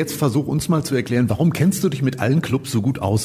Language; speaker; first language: German; native; German